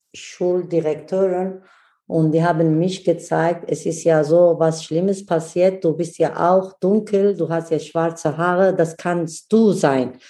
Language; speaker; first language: German; non-native, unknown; Kurdish